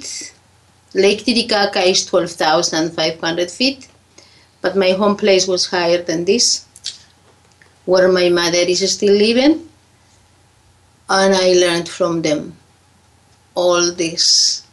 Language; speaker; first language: English; non-native, fluent; Spanish